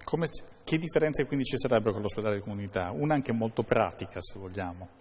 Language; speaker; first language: Italian; native; Italian